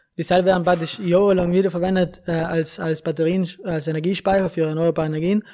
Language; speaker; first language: German; native; German